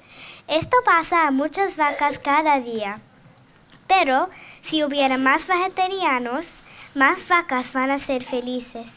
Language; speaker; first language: Spanish; non-native, learner; English